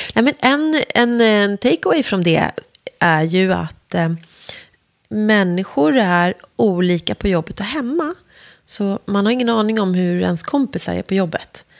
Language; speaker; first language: Swedish; native; Swedish